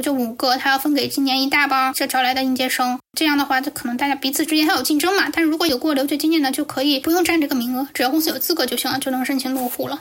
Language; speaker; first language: Chinese; native; Chinese